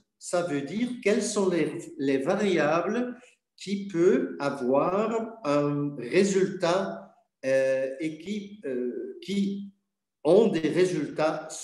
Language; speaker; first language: French; non-native, fluent; Dutch